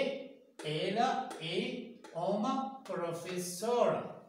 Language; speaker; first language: Portuguese; non-native, learner; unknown